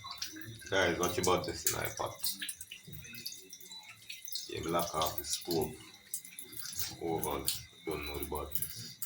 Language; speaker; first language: English; non-native, local second language; Jamaican Creole English